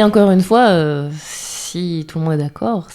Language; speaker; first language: French; native; French